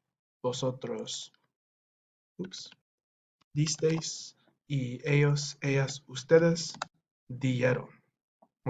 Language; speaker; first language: Spanish; non-native, fluent; English